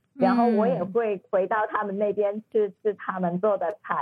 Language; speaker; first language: Chinese; non-native, fluent; Cantonese